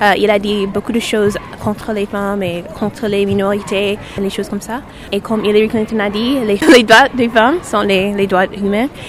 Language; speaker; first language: French; non-native, fluent; English